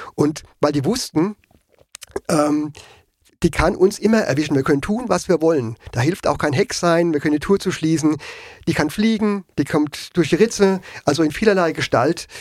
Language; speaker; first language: German; native; German